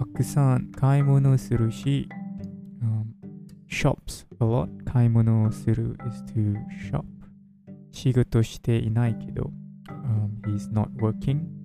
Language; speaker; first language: Japanese; non-native, learner; English